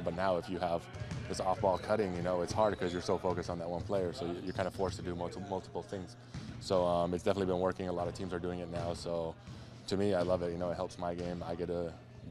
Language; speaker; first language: English; non-native, fluent; Lithuanian